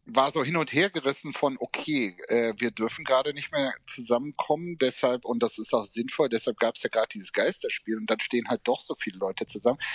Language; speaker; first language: German; native; German